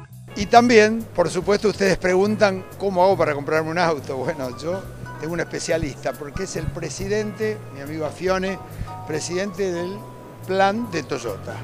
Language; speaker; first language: Spanish; native; Spanish